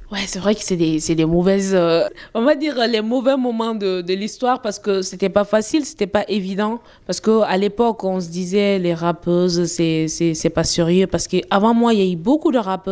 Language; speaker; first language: French; non-native, local second language; Bambara